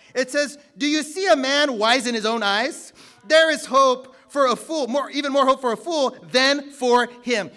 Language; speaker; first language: English; native; English